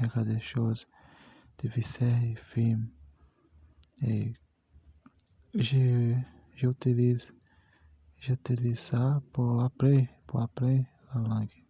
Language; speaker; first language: French; non-native, learner; Portuguese